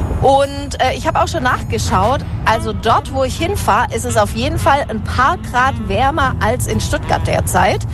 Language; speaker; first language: German; native; German